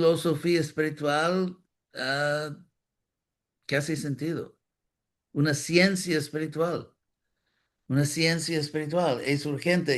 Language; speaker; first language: Spanish; non-native, fluent; English